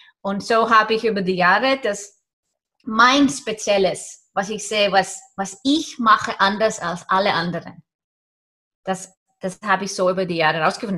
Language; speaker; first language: German; non-native, fluent; Icelandic